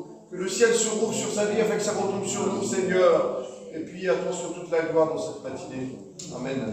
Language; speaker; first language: French; native; French